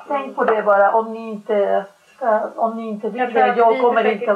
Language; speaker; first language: Swedish; non-native, learner; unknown